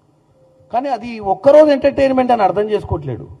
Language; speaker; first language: Telugu; native; Telugu